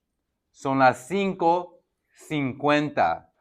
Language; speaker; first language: Spanish; non-native, fluent; English